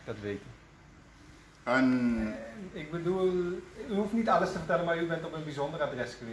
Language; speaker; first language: Dutch; native; Dutch